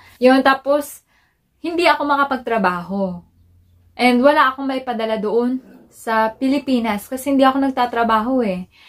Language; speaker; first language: Filipino; native; Filipino